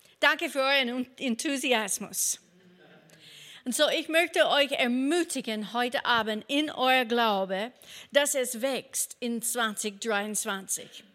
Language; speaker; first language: German; non-native, fluent; English